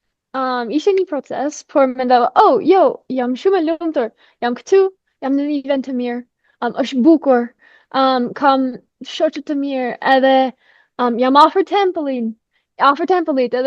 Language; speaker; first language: Albanian; non-native, fluent; English